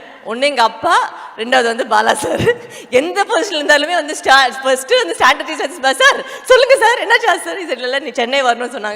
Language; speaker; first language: Tamil; native; Tamil